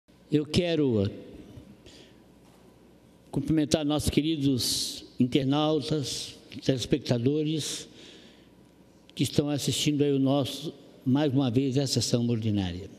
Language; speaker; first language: Portuguese; native; Portuguese